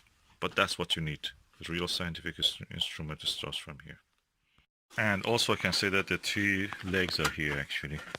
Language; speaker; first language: English; non-native, fluent; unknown